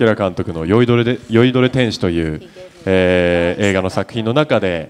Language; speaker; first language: Japanese; native; Japanese